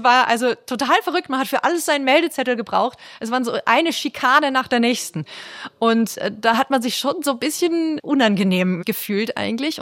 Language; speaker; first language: German; native; German